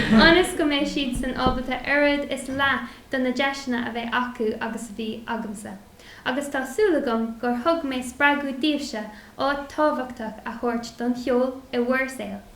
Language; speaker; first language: Irish; non-native, local second language; English